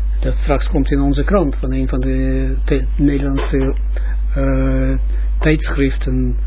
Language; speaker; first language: Dutch; non-native, fluent; Russian